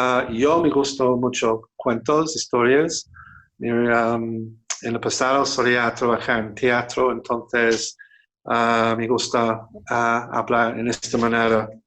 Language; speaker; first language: Spanish; non-native, fluent; English